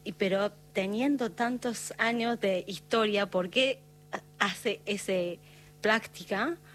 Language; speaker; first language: Spanish; non-native, learner; Japanese